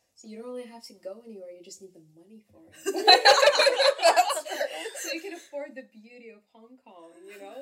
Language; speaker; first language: English; non-native, fluent; Kazakh